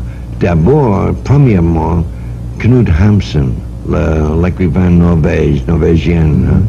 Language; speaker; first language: French; non-native, learner; English